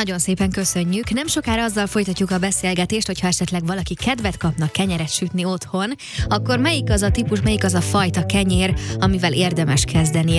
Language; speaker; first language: Hungarian; native; Hungarian